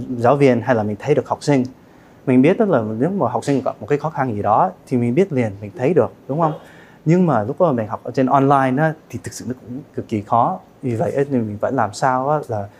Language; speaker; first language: Vietnamese; early bilingual, heritage; Vietnamese